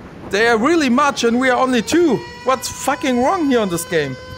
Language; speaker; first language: English; non-native, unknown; German